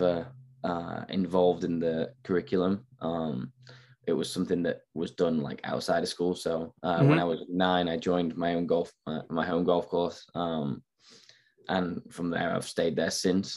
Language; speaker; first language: English; native; English